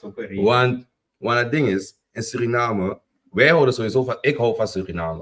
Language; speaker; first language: Dutch; native; Dutch